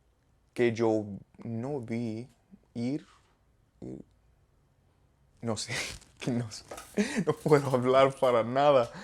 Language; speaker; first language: Spanish; non-native, learner; English